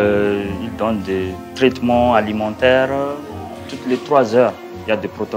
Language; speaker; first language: French; non-native, local second language; Malagasy